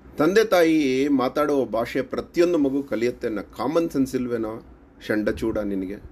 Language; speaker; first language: Kannada; native; Kannada